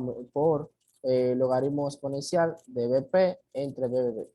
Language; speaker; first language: Spanish; native; Spanish